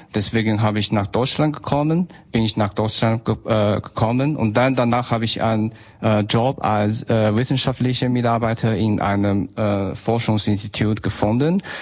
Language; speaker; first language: German; non-native, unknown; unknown